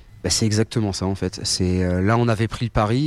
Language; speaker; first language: French; native; French